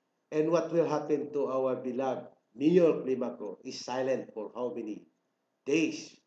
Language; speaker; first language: English; non-native, local second language; Tausug